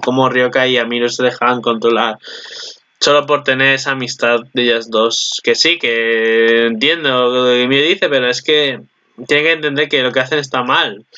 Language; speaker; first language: Spanish; native; Spanish